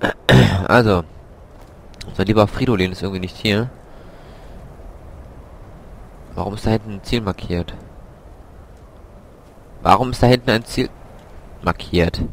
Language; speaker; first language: German; native; German